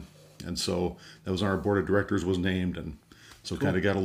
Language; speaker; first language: English; native; English